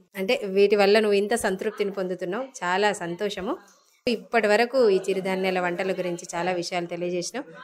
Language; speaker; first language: Telugu; native; Telugu